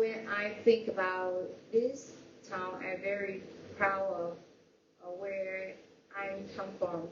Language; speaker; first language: English; non-native, learner; Vietnamese